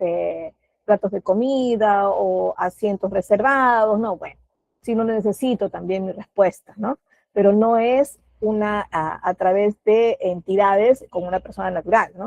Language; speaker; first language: Spanish; native; Spanish